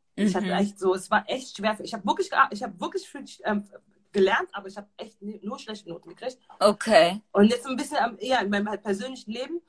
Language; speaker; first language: German; native; German